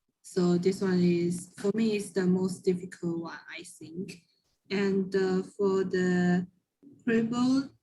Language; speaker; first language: English; non-native, learner; Chinese